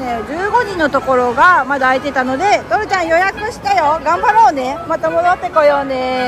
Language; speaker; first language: Japanese; native; Japanese